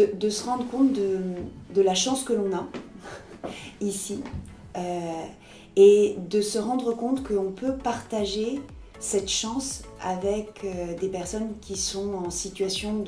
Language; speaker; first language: French; native; French